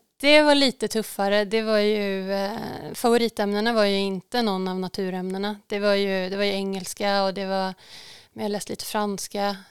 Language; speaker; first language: Swedish; native; Swedish